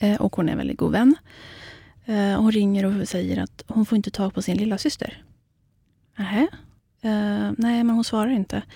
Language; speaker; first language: Swedish; early bilingual, other home language; Kurdish